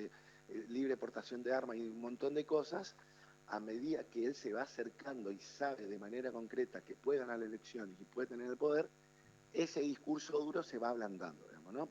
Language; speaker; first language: Spanish; native; Spanish